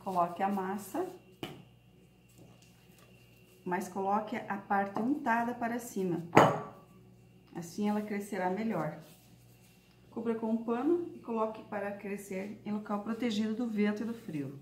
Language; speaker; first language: Portuguese; native; Portuguese